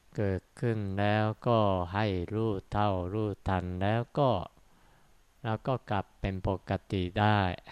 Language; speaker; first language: Thai; non-native, fluent; Japanese